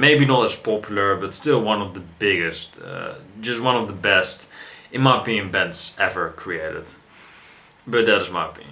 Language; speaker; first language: English; non-native, fluent; Dutch